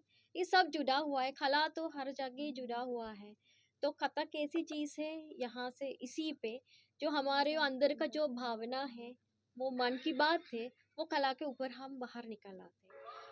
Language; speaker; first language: Hindi; non-native, fluent; Sinhala